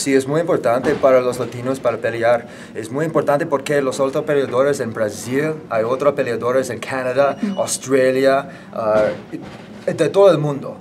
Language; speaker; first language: Spanish; non-native, learner; English